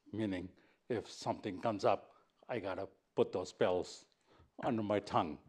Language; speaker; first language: English; non-native, local second language; Punjabi